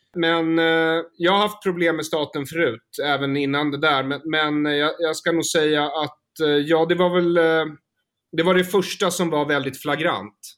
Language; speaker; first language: Swedish; native; Swedish